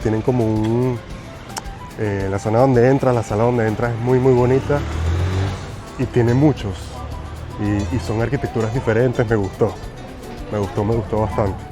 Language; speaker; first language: Spanish; native; Spanish